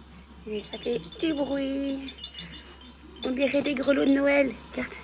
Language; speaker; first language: French; native; French